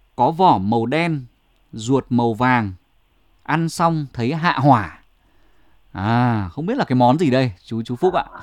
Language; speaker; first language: Vietnamese; native; Vietnamese